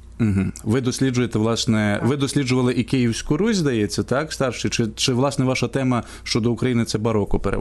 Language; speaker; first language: Ukrainian; native; Ukrainian